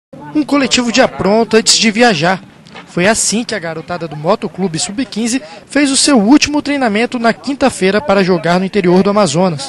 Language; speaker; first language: Portuguese; native; Portuguese